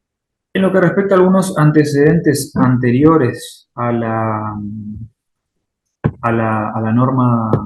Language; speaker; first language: Spanish; native; Spanish